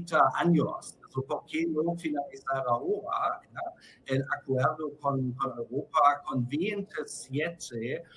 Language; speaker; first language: Spanish; non-native, fluent; German